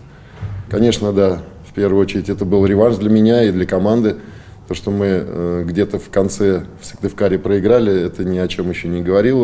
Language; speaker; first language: Russian; native; Russian